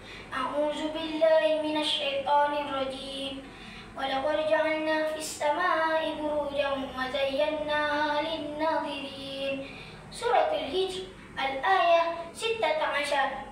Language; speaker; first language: Arabic; non-native, learner; Malay